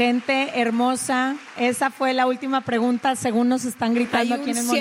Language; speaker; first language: Spanish; native; Spanish